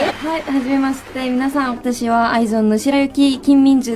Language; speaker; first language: Japanese; non-native, learner; Korean